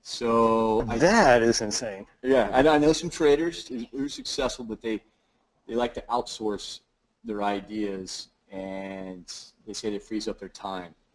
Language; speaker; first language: English; native; English